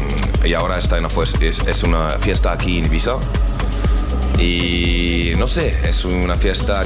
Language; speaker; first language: Spanish; non-native, learner; French